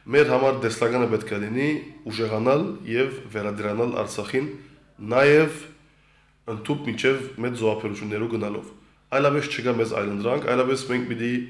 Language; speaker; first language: Armenian; early bilingual, heritage; Armenian